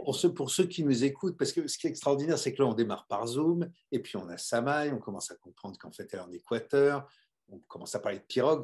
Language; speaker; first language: French; native; French